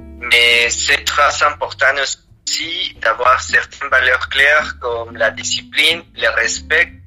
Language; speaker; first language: French; non-native, learner; Spanish